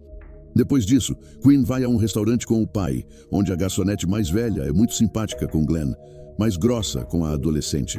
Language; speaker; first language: Portuguese; native; Portuguese